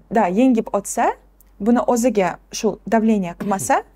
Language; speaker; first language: Uzbek; non-native, local second language; Russian